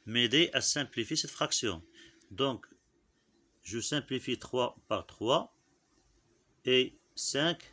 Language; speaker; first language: French; non-native, local second language; Arabic